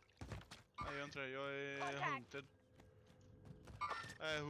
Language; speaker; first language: Swedish; native; Swedish